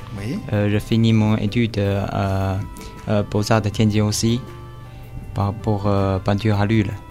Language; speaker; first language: French; non-native, learner; Chinese